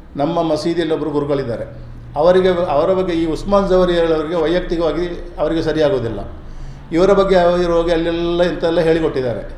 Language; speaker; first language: Kannada; non-native, local second language; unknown